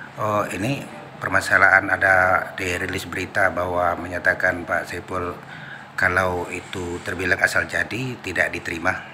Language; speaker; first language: Indonesian; native; Indonesian